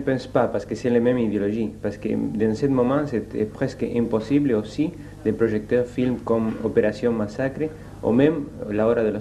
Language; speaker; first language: French; non-native, fluent; Spanish